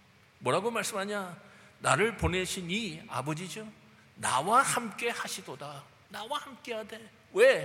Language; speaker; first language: Korean; native; Korean